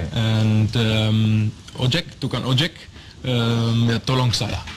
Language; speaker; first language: Indonesian; non-native, learner; German